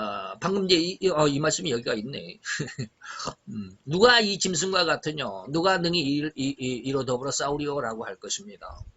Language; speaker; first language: Korean; native; Korean